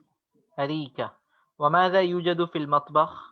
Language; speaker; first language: Arabic; non-native, fluent; Urdu